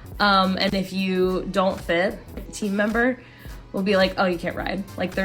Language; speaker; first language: English; native; English